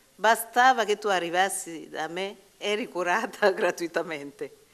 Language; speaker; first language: Italian; non-native, fluent; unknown